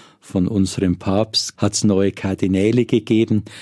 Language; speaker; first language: German; native; German